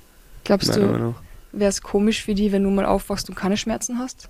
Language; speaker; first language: German; native; German